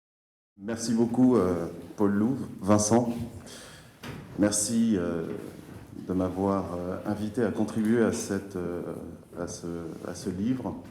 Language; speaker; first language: French; native; French